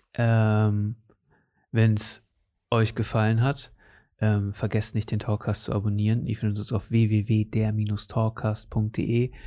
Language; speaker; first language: German; native; German